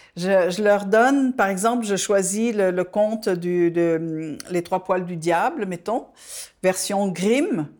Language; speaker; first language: French; non-native, fluent; Dutch